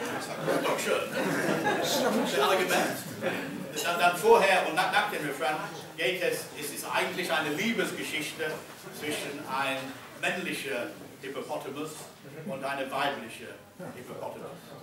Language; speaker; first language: German; non-native, fluent; English